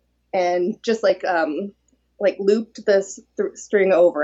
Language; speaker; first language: English; native; English